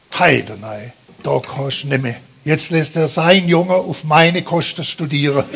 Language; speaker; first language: German; native; German